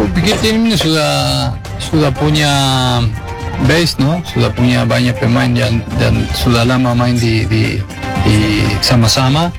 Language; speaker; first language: Indonesian; non-native, fluent; Spanish